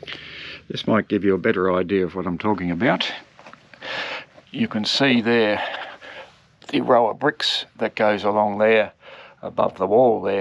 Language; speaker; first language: English; native; English